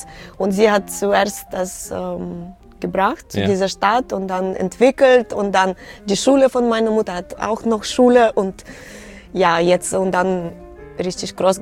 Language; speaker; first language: German; non-native, learner; Russian